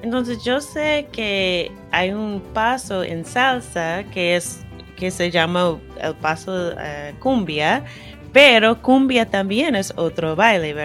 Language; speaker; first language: Spanish; non-native, fluent; English